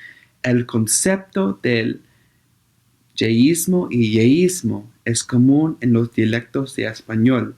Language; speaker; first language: Spanish; non-native, learner; English